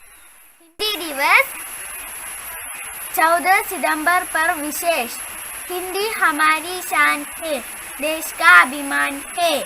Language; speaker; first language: Hindi; non-native, local second language; Malayalam